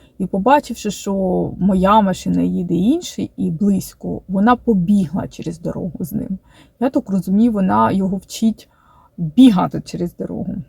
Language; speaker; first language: Ukrainian; non-native, local second language; Russian